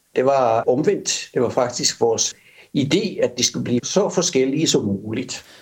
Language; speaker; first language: Danish; non-native, fluent; Finnish